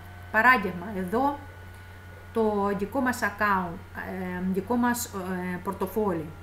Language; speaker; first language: Greek; non-native, fluent; Russian